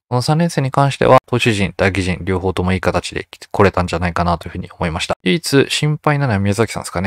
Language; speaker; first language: Japanese; native; Japanese